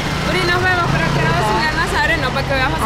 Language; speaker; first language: Spanish; native; Spanish